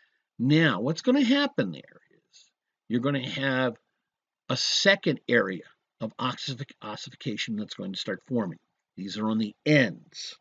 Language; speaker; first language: English; native; English